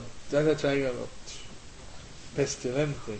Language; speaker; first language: Spanish; non-native, learner; English